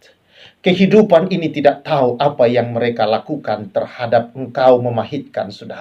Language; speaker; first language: Indonesian; native; Indonesian